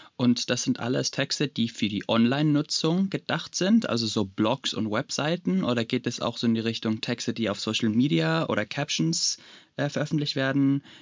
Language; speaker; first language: German; native; German